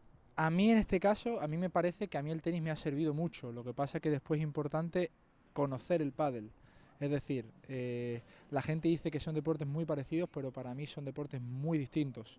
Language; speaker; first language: Spanish; native; Spanish